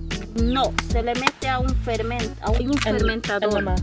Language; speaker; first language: Spanish; native; Spanish